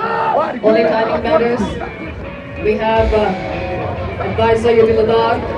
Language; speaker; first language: English; non-native, fluent; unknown